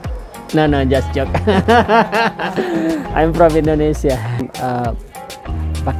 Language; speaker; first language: English; non-native, learner; Indonesian